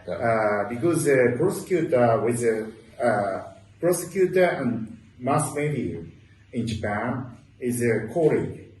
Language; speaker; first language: English; non-native, learner; Japanese